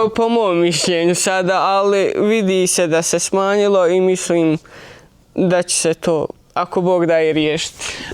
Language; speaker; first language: Bosnian; early bilingual, heritage; Bosnian